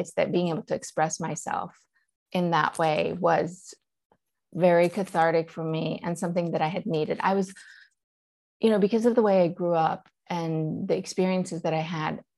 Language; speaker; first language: English; early bilingual, other home language; Persian